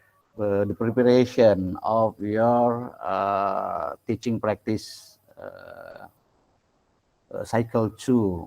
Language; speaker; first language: English; non-native, local second language; Indonesian